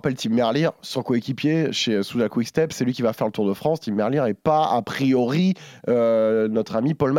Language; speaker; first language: French; native; French